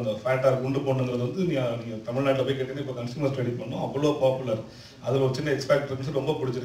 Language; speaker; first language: Tamil; native; Tamil